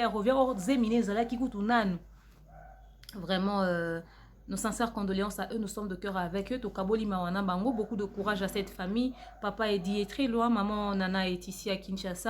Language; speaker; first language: French; non-native, local second language; Lingala